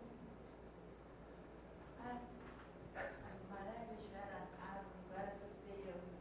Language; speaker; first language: English; non-native, learner; Chinese